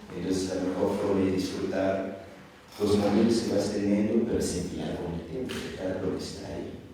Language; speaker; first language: Spanish; non-native, fluent; Tsonga